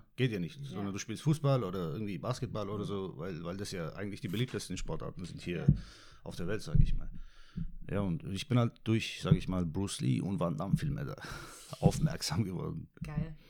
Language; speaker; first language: German; non-native, fluent; Turkish